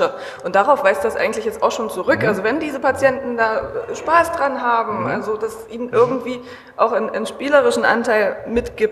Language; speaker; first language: German; native; German